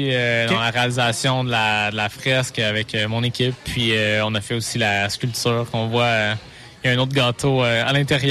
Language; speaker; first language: French; native; French